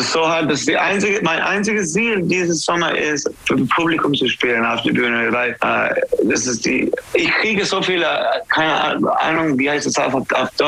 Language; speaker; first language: German; non-native, fluent; English